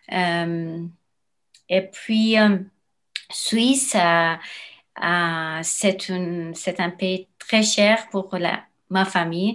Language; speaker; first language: French; non-native, learner; Persian